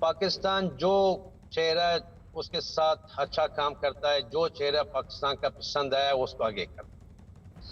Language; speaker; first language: Hindi; non-native, fluent; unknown